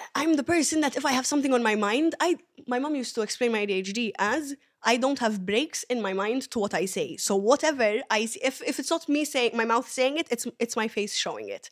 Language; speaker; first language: English; early bilingual, other home language; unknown